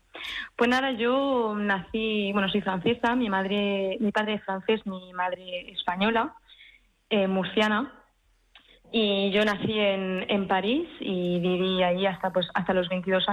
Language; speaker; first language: Spanish; early bilingual, heritage; French